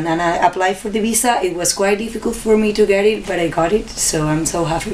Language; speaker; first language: English; non-native, learner; Spanish